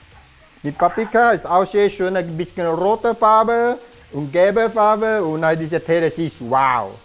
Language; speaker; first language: German; non-native, learner; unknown